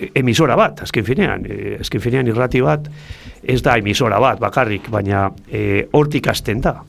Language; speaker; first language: Basque; non-native, local second language; Spanish